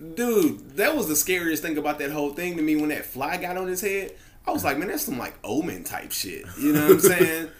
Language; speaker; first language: English; native; English